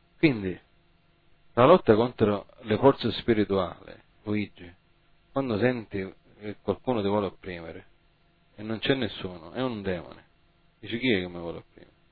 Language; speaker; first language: Italian; early bilingual, heritage; Italian